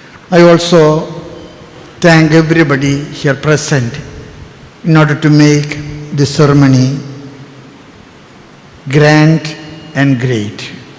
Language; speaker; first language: English; non-native, local second language; Malayalam